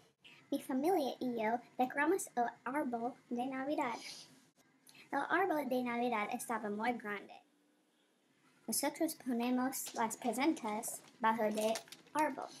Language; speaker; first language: Spanish; non-native, learner; English